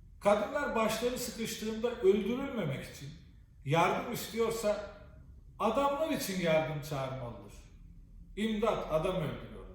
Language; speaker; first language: Turkish; native; Turkish